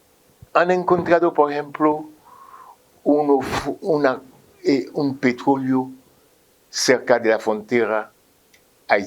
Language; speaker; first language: Spanish; non-native, fluent; French